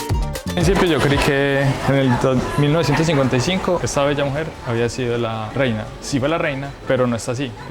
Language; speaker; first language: Spanish; native; Spanish